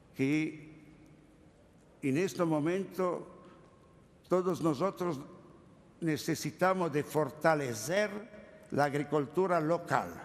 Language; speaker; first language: Spanish; non-native, learner; Italian